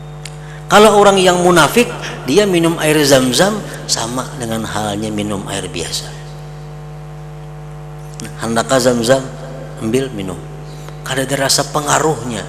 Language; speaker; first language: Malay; non-native, local second language; Banjar